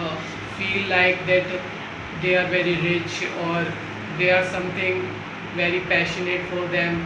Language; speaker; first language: English; non-native, learner; Hindi